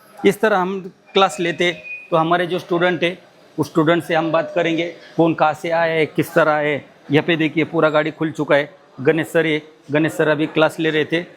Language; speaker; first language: Hindi; non-native, local second language; Marathi